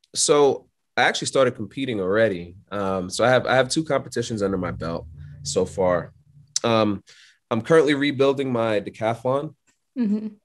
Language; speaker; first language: English; native; English